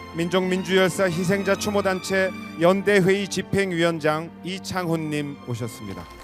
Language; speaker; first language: Korean; native; Korean